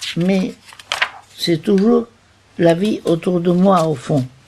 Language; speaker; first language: French; non-native, fluent; Italian